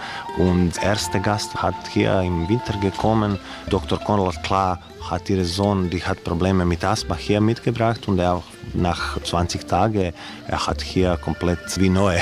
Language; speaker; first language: German; non-native, learner; Croatian